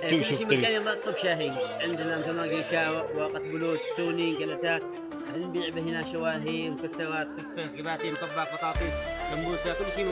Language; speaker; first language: Arabic; native; Arabic